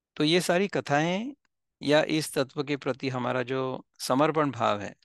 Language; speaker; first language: Hindi; non-native, local second language; Marathi